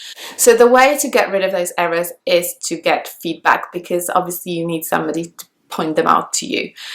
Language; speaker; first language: English; non-native, fluent; Polish